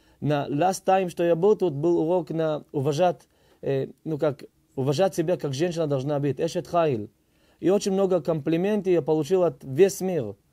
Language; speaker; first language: Russian; early bilingual, heritage; Hebrew